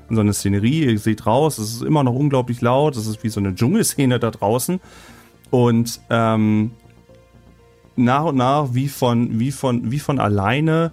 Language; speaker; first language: German; native; German